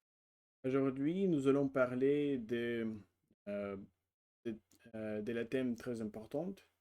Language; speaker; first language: French; non-native, learner; Russian